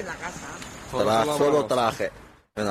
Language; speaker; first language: Spanish; non-native, learner; Arabic